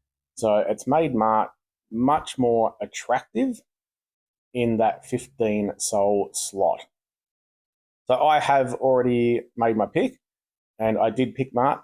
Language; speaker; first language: English; native; English